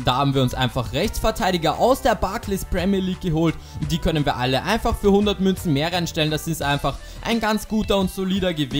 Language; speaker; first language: German; native; German